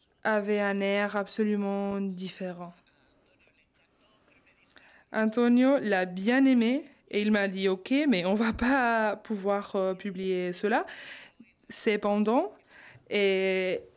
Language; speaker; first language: French; non-native, fluent; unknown